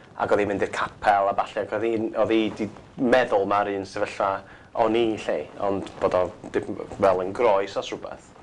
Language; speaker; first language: Welsh; non-native, local second language; English